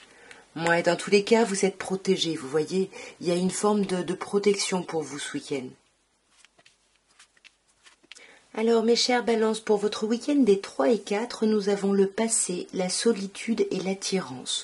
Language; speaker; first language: French; native; French